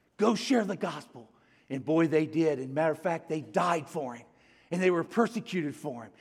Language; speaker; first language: English; native; English